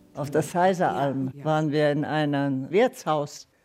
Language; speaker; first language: German; non-native, fluent; Italian